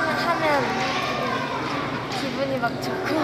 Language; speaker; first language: Korean; early bilingual, heritage; Korean